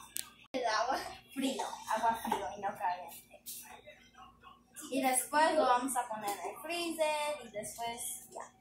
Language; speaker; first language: Spanish; early bilingual, heritage; Spanish